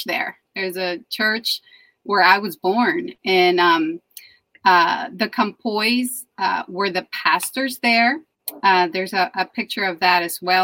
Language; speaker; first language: English; early bilingual, other home language; Spanish